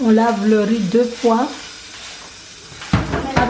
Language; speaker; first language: French; native; French